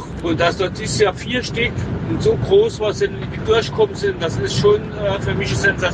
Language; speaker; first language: German; native; German